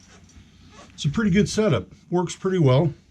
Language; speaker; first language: English; native; English